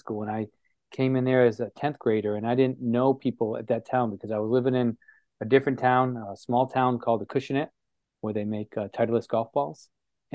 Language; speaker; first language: English; native; English